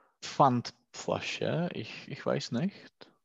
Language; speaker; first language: German; non-native, learner; Czech